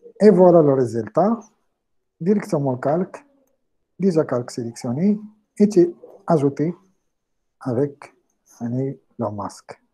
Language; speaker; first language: French; non-native, local second language; Arabic